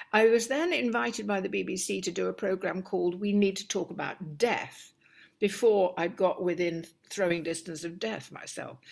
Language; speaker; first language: English; native; English